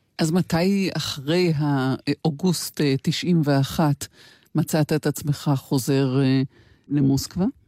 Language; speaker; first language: Hebrew; native; Hebrew